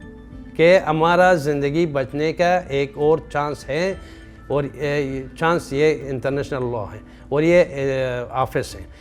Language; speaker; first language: Hindi; non-native, fluent; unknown